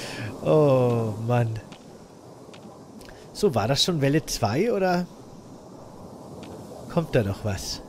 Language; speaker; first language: German; native; German